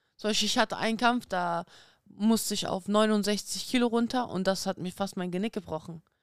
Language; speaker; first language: German; early bilingual, other home language; Russian